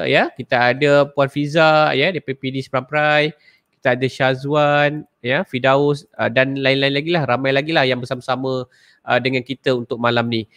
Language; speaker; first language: Malay; native; Malay